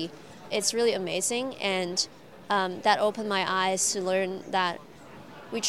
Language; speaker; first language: English; non-native, local second language; Cantonese